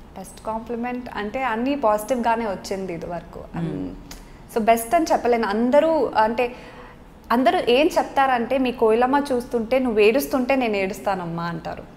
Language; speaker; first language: Telugu; non-native, local second language; Kannada